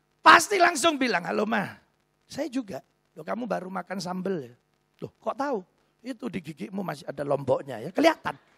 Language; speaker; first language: Indonesian; native; Indonesian